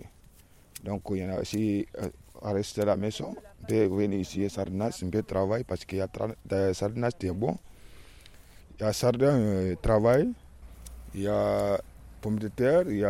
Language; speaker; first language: French; non-native, learner; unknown